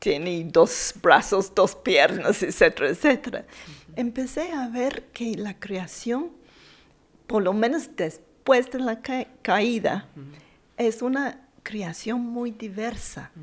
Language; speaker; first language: Spanish; non-native, fluent; English